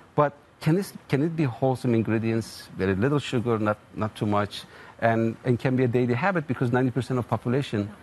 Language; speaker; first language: English; non-native, fluent; Turkish